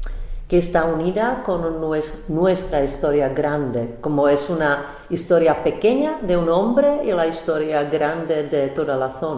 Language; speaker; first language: Spanish; non-native, fluent; Czech